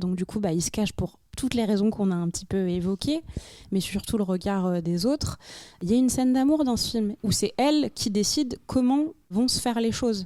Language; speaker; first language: French; native; French